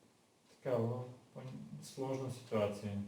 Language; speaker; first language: Russian; non-native, learner; Bulgarian